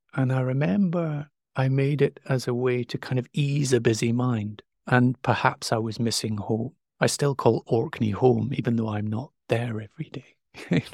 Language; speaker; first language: English; native; English